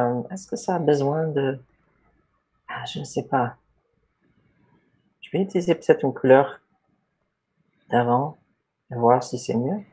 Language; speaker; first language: French; non-native, fluent; English